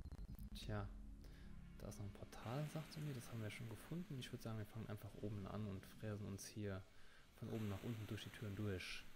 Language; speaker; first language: German; native; German